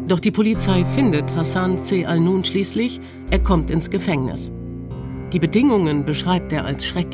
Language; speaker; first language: German; native; German